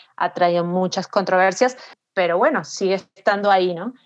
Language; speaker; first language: Spanish; native; Spanish